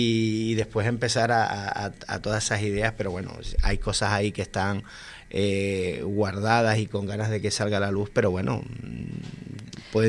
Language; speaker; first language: Spanish; native; Spanish